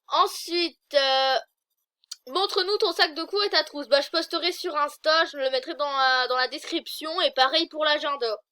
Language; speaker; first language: French; native; French